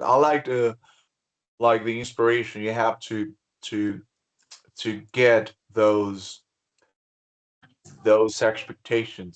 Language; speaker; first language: English; non-native, fluent; Spanish